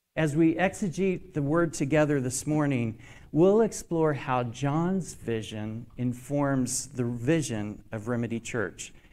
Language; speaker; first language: English; native; English